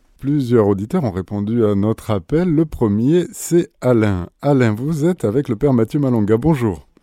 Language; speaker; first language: French; native; French